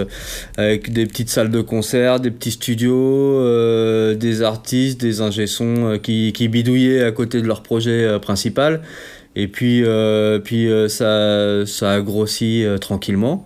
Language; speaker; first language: French; native; French